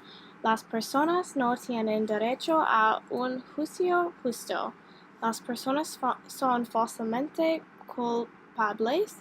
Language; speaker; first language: Spanish; non-native, learner; English